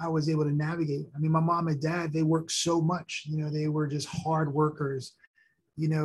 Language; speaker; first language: English; early bilingual, other home language; Haitian Creole